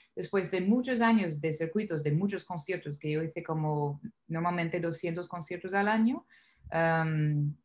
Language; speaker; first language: Spanish; non-native, fluent; English